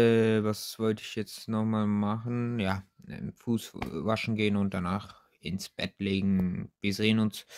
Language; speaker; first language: German; early bilingual, other home language; Turkish